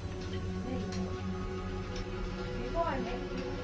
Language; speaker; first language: English; non-native, learner; Japanese